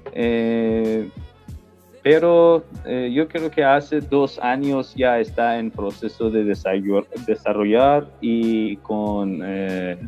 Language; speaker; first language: Spanish; non-native, learner; Persian